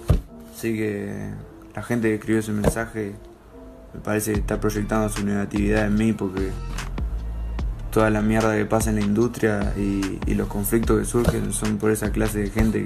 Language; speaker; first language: Spanish; native; Spanish